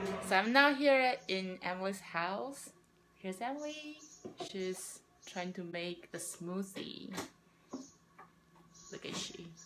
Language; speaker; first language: English; non-native, fluent; Chinese